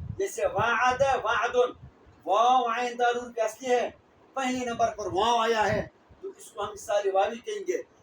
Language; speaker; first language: Urdu; non-native, local second language; Pashto